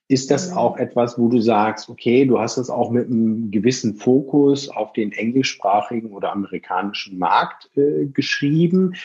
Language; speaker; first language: German; native; German